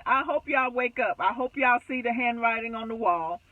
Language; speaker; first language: English; native; English